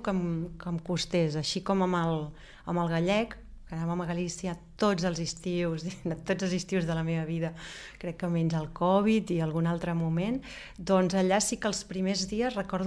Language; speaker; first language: Catalan; early bilingual, other home language; Spanish